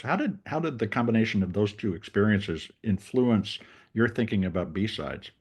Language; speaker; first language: English; native; English